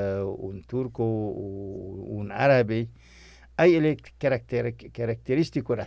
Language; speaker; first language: Spanish; non-native, fluent; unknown